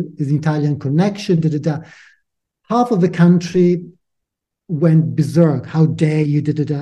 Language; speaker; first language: English; non-native, fluent; Italian